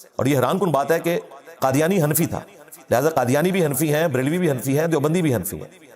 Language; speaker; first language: Urdu; non-native, local second language; Punjabi